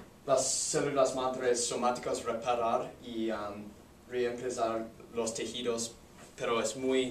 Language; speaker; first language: Spanish; non-native, learner; English